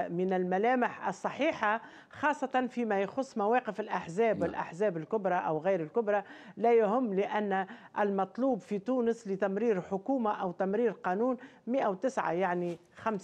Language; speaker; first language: Arabic; native; Arabic